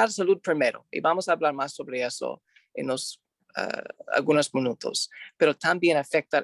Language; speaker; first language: Spanish; non-native, learner; English